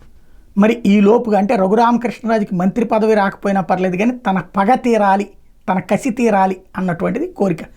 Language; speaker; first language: Telugu; native; Telugu